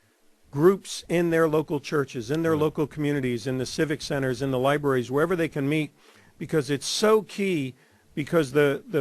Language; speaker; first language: English; native; English